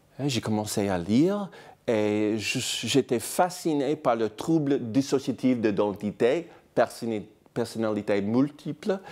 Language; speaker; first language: French; non-native, fluent; English